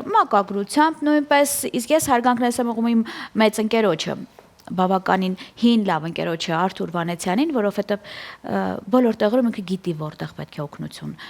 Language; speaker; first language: Armenian; native; Armenian